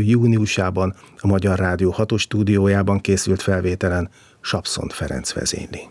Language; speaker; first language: Hungarian; native; Hungarian